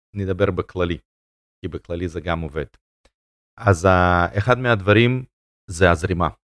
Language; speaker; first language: Hebrew; non-native, fluent; Russian